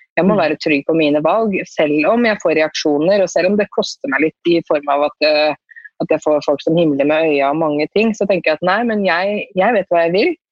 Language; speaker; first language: Norwegian; native; Norwegian